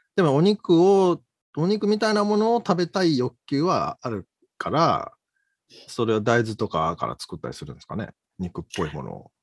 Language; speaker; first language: Japanese; native; Japanese